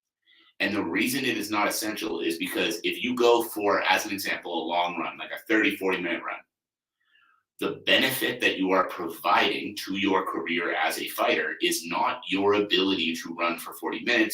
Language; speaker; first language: English; native; English